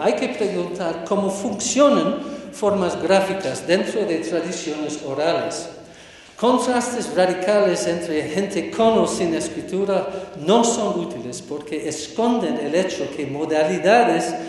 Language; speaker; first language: Spanish; non-native, fluent; English